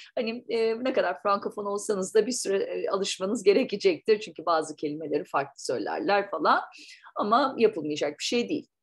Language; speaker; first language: Turkish; native; Turkish